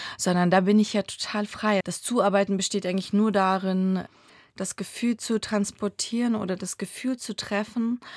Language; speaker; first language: German; early bilingual, other home language; Russian